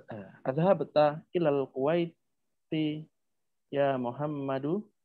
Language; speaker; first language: Arabic; non-native, learner; Indonesian